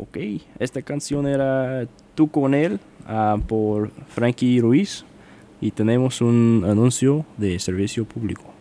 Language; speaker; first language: Spanish; non-native, learner; English